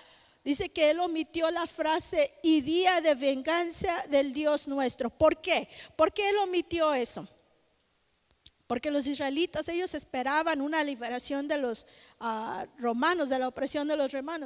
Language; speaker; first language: Spanish; native; Spanish